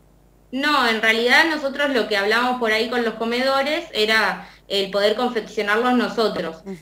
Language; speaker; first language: Spanish; native; Spanish